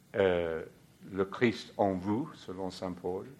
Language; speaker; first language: French; non-native, fluent; English